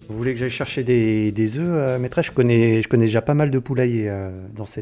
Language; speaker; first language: French; native; French